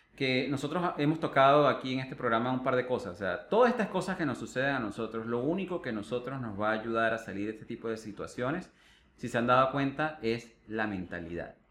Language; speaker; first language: Spanish; native; Spanish